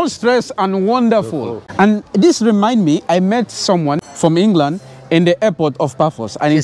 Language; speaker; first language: English; non-native, fluent; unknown